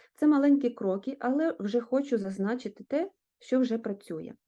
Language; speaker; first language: Ukrainian; native; Ukrainian